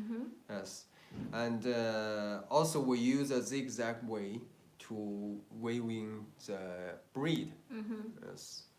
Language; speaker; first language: English; non-native, learner; Chinese